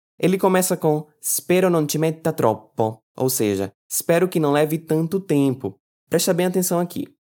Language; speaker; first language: Portuguese; native; Portuguese